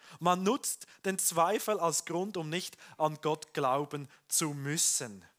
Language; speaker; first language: German; native; German